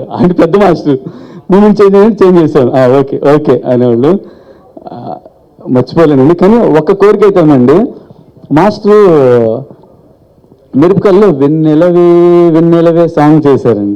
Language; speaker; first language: Telugu; native; Telugu